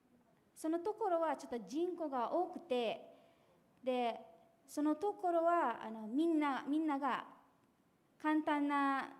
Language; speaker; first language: Japanese; non-native, fluent; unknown